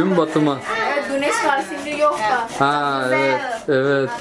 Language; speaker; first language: Turkish; non-native, learner; Indonesian